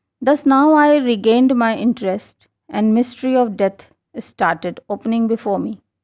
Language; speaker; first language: English; non-native, local second language; Hindi